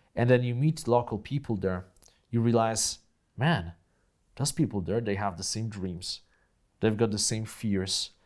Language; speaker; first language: English; non-native, fluent; Polish